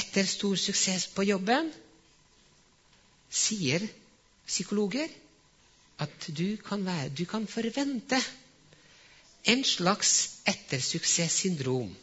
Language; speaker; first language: Norwegian; non-native, fluent; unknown